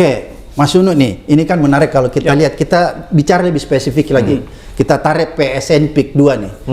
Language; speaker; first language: Indonesian; native; Indonesian